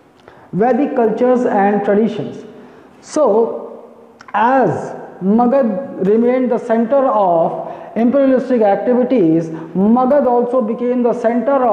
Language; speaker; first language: English; non-native, local second language; Hindi